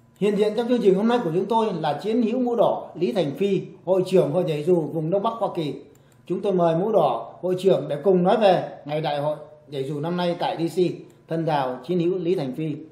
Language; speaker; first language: Vietnamese; native; Vietnamese